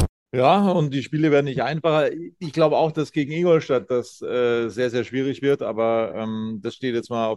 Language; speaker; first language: German; native; German